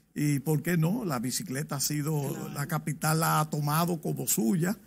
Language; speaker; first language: Spanish; native; Spanish